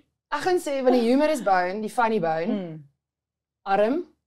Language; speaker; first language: English; non-native, local second language; Afrikaans